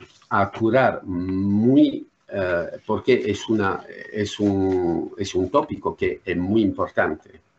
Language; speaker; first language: Spanish; non-native, learner; French